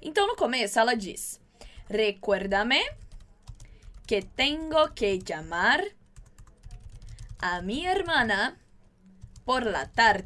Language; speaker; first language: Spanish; non-native, fluent; Portuguese